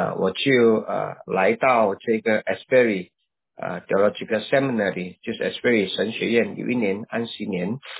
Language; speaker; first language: Chinese; native; Chinese